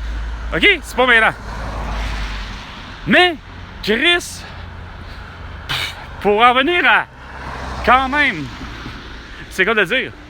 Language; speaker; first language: French; native; French